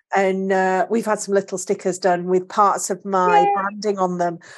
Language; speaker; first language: English; native; English